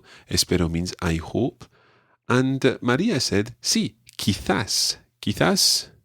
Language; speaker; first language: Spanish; non-native, fluent; English